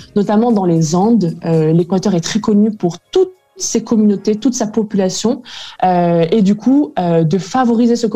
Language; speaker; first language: French; native; French